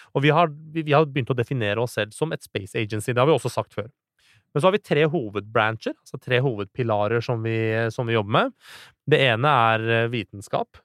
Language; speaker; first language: Norwegian; early bilingual, other home language; Persian